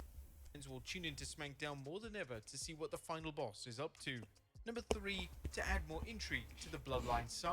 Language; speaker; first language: English; native; English